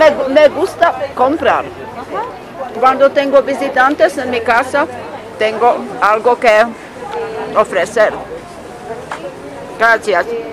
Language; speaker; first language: Spanish; non-native, learner; English